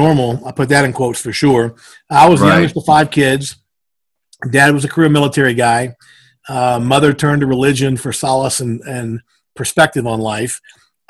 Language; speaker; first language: English; native; English